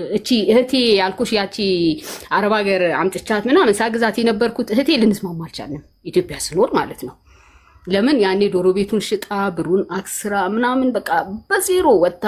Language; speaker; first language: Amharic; native; Amharic